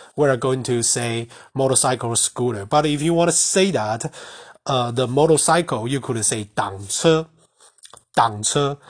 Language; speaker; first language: English; non-native, fluent; Chinese